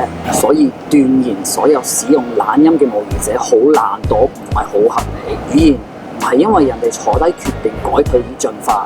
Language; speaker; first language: Cantonese; non-native, fluent; English